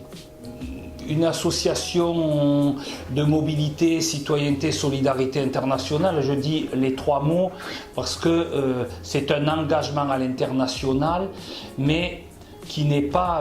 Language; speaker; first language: French; native; French